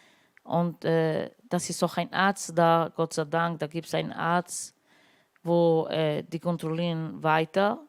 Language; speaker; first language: German; non-native, learner; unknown